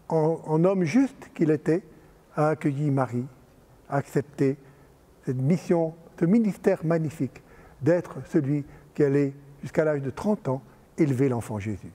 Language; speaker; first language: French; native; French